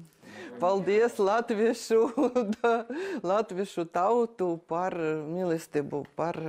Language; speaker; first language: Latvian; non-native, learner; Ukrainian